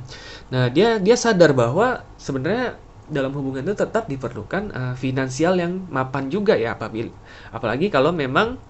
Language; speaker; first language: Indonesian; native; Indonesian